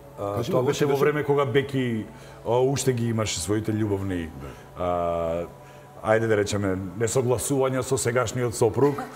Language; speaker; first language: Macedonian; native; Macedonian